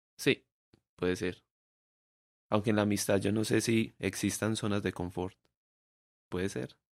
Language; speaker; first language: Spanish; native; Spanish